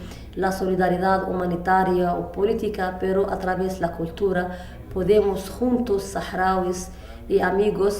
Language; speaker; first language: Spanish; non-native, fluent; Arabic